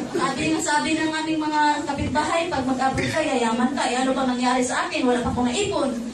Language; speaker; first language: Filipino; non-native, local second language; Cebuano